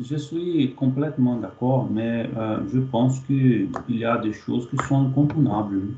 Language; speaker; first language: French; non-native, fluent; Portuguese